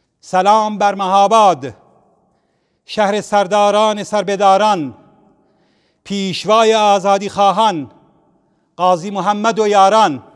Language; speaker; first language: Persian; non-native, local second language; Central Kurdish